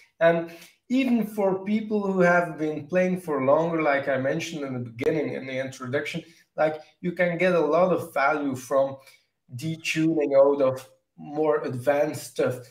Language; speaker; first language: English; non-native, fluent; Dutch